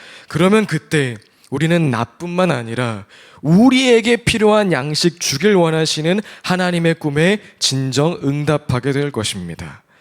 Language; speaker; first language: Korean; native; Korean